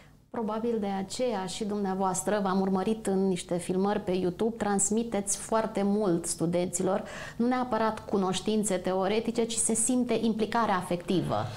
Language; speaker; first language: Romanian; native; Romanian